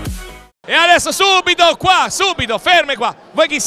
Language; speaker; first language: Italian; native; Italian